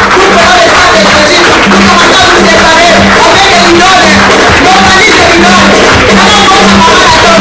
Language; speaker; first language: French; non-native, local second language; Lingala